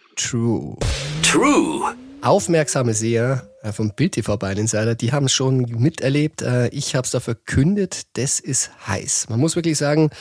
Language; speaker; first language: German; native; German